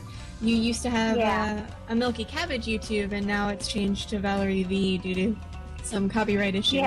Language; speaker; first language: English; native; English